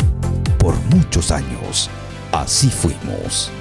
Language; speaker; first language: Spanish; native; Spanish